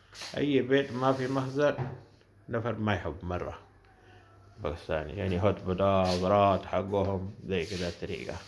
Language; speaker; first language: Arabic; non-native, learner; Urdu